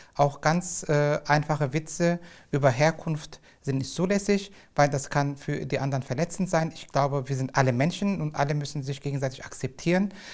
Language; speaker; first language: German; native; German